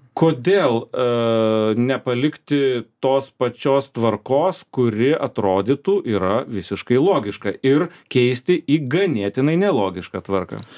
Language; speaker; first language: Lithuanian; native; Lithuanian